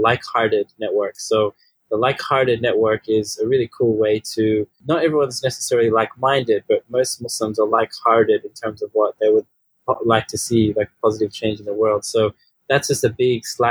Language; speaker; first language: English; native; English